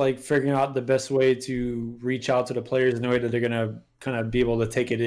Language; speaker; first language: English; non-native, fluent; French